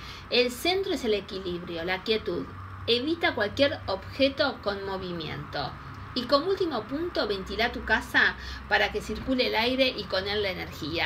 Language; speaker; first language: Spanish; native; Spanish